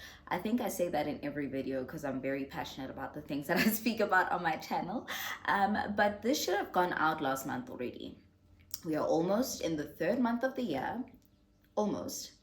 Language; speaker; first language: English; non-native, local second language; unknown